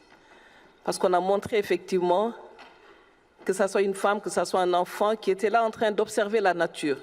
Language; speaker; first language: French; non-native, local second language; Wolof